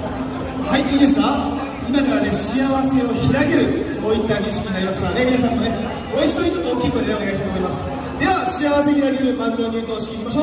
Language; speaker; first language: Japanese; native; Japanese